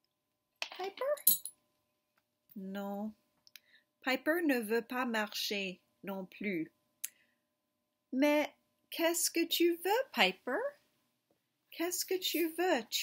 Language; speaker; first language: French; non-native, fluent; English